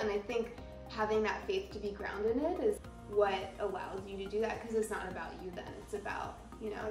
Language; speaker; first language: English; native; English